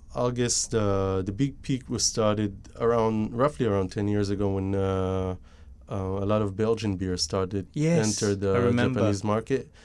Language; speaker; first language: English; non-native, fluent; Hebrew